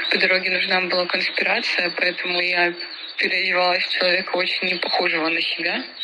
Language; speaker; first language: Russian; native; Russian